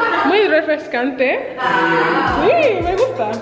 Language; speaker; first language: Spanish; non-native, learner; English